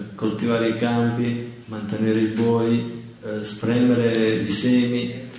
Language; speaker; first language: Italian; native; Italian